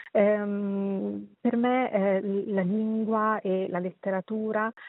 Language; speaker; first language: Italian; early bilingual, other home language; Sinhala